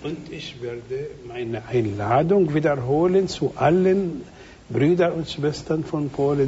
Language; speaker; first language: German; non-native, fluent; Arabic